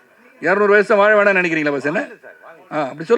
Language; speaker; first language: Tamil; native; Tamil